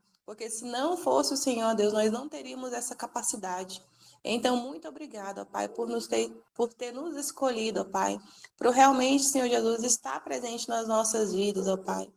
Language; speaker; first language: Portuguese; native; Portuguese